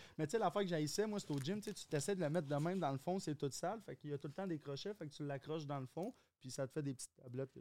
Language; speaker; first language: French; early bilingual, other home language; English